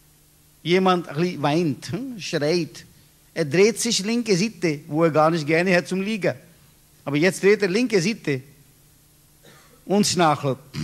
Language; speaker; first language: German; non-native, learner; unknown